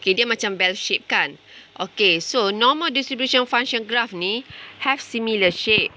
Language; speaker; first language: English; non-native, local second language; Malay